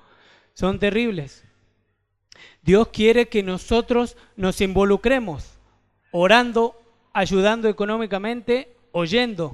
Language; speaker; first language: Spanish; native; Spanish